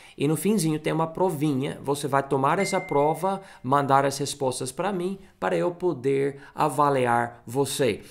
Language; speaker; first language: Portuguese; non-native, fluent; English